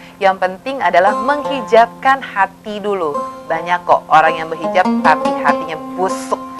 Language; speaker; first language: Indonesian; native; Indonesian